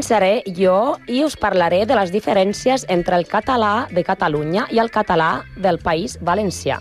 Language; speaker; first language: Catalan; non-native, learner; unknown